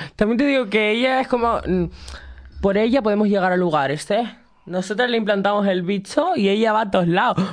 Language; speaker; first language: Spanish; native; Spanish